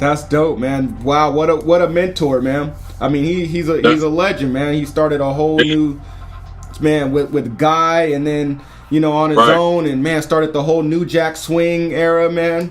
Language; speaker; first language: English; native; English